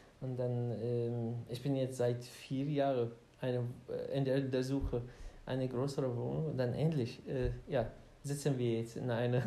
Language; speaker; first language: German; non-native, learner; Arabic